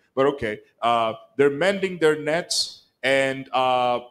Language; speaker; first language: English; non-native, local second language; Kinyarwanda